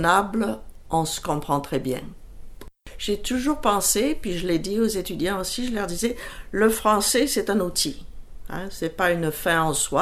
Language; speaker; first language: French; native; French